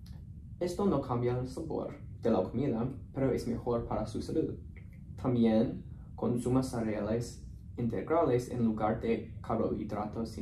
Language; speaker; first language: Spanish; non-native, learner; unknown